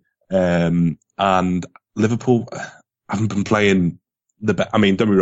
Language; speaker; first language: English; native; English